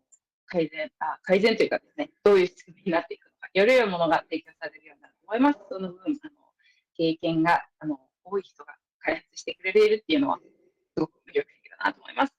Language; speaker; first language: Japanese; native; Japanese